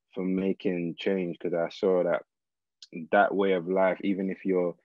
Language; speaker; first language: English; native; English